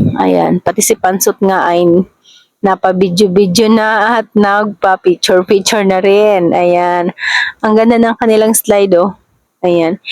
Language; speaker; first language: Filipino; non-native, local second language; Cebuano